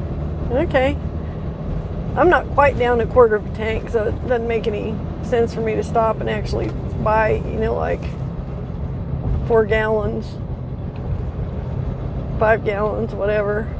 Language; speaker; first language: English; native; English